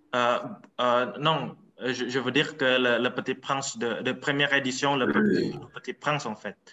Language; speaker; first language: French; non-native, learner; Indonesian